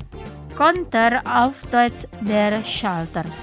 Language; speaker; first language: German; non-native, fluent; Indonesian